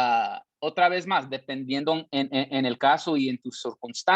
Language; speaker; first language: Spanish; early bilingual, heritage; Spanish